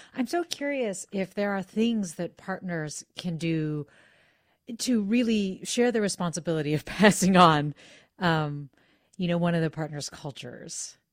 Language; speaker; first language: English; native; English